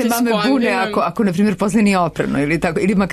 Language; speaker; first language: Serbian; native; Serbian